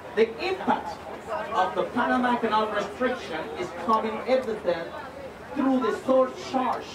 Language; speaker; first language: English; non-native, fluent; Spanish